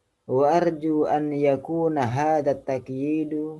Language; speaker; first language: Arabic; non-native, fluent; Indonesian